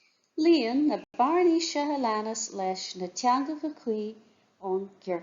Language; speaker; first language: Irish; non-native, local second language; English